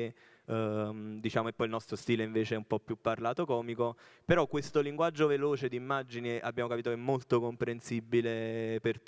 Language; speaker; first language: Italian; native; Italian